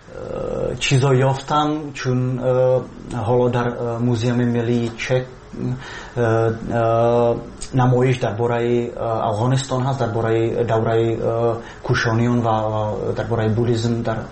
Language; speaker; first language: Persian; non-native, fluent; Czech